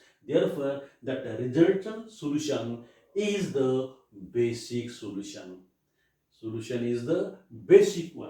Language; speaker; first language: English; non-native, local second language; Marathi